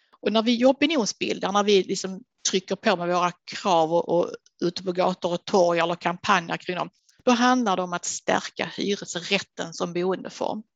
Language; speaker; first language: Swedish; native; Swedish